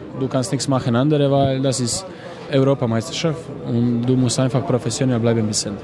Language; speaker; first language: German; non-native, learner; Croatian